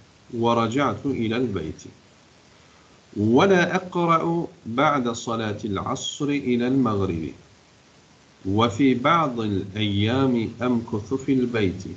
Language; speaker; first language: Arabic; non-native, fluent; Turkish